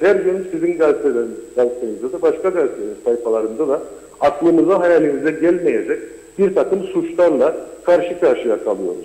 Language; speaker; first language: Turkish; native; Turkish